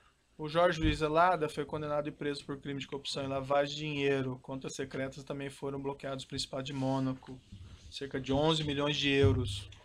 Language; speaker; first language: Portuguese; native; Portuguese